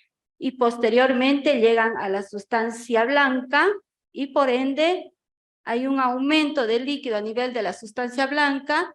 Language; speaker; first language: Spanish; native; Spanish